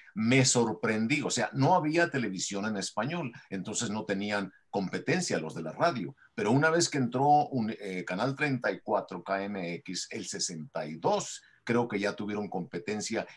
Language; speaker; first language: Spanish; native; Spanish